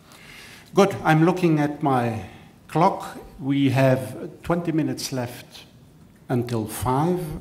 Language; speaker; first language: English; non-native, fluent; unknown